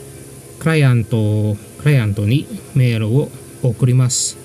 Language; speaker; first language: Japanese; non-native, fluent; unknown